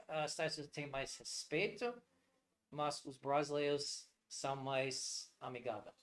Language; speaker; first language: Portuguese; non-native, learner; English